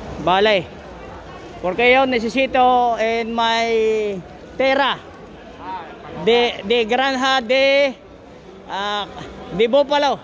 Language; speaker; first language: Spanish; non-native, learner; Filipino